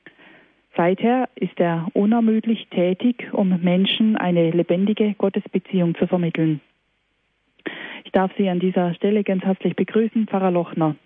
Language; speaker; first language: German; native; German